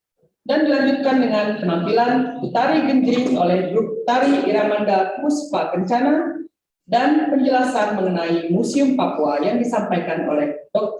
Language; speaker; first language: Indonesian; native; Indonesian